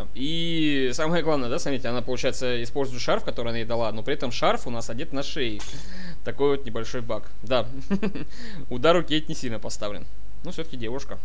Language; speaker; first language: Russian; native; Russian